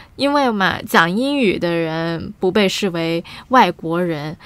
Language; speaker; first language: Chinese; non-native, fluent; Portuguese